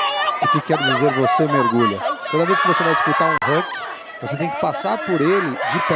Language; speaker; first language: Portuguese; native; Portuguese